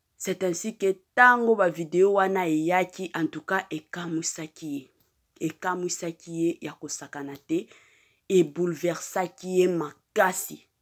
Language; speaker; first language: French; non-native, local second language; Lingala